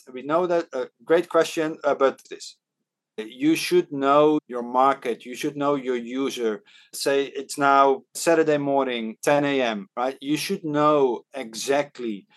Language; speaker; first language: English; non-native, fluent; Dutch